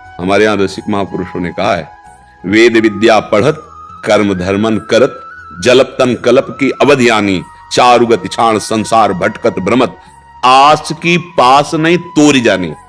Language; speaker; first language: Hindi; native; Hindi